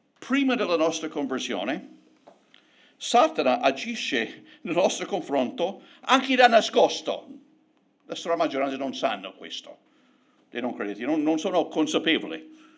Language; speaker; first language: Italian; non-native, fluent; English